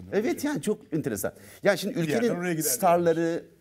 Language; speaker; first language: Turkish; native; Turkish